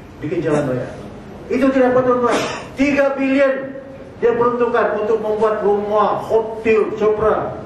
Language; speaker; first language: Malay; native; Malay